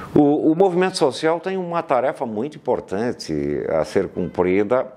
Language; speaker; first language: Portuguese; native; Portuguese